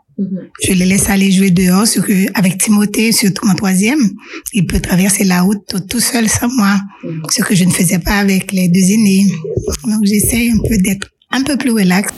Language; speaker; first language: French; non-native, local second language; Haitian Creole